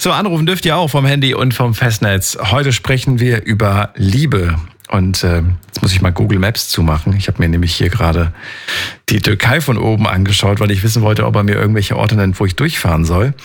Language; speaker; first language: German; native; German